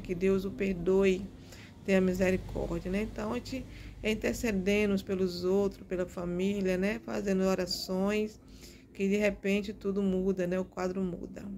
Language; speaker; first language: Portuguese; native; Portuguese